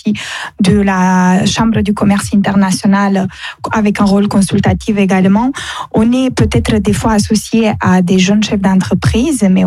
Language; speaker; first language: French; non-native, fluent; Romanian